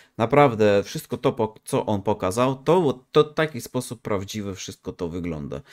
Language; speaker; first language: Polish; non-native, fluent; Russian